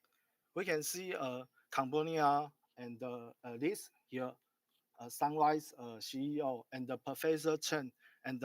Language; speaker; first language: English; non-native, learner; Chinese